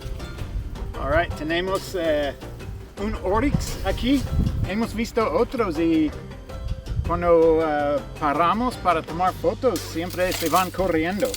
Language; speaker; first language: Spanish; non-native, fluent; English